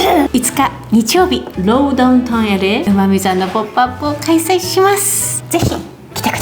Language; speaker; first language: Japanese; native; Japanese